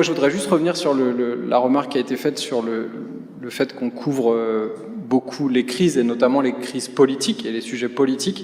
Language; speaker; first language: French; native; French